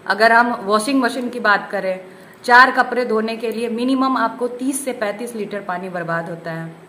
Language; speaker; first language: Hindi; native; Hindi